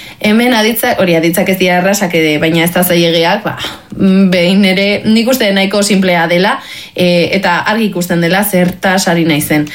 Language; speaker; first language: Basque; non-native, local second language; Spanish